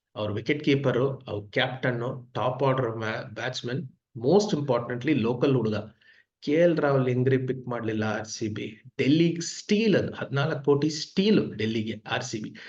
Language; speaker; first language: Kannada; non-native, local second language; Tamil